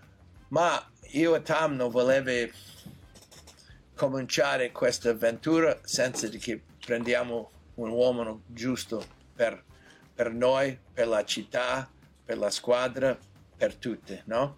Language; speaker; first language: Italian; non-native, learner; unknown